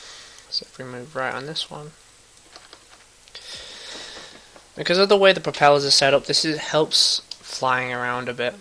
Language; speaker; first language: English; native; English